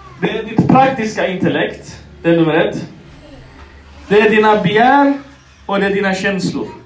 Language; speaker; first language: Swedish; non-native, local second language; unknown